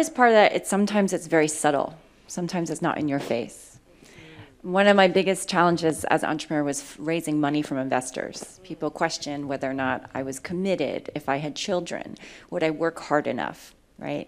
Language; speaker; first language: English; early bilingual, other home language; Vietnamese